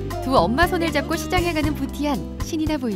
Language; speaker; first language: Korean; native; Korean